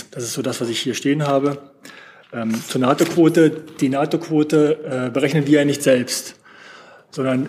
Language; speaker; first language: German; native; German